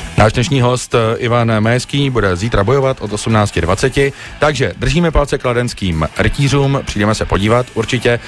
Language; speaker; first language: Czech; native; Czech